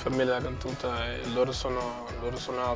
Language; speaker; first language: Italian; non-native, learner; Portuguese